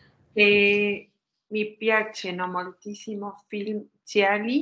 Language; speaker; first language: Italian; non-native, learner; Spanish